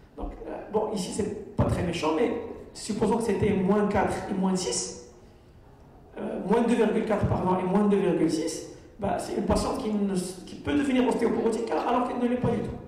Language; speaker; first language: French; non-native, local second language; Arabic